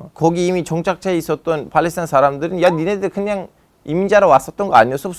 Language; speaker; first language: Korean; non-native, fluent; Turkish